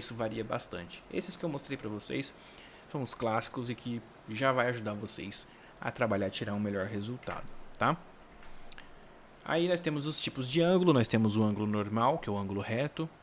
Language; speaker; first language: Portuguese; native; Portuguese